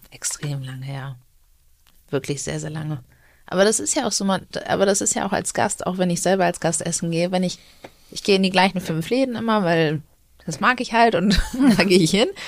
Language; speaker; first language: German; native; German